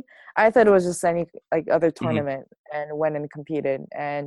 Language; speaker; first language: English; native; English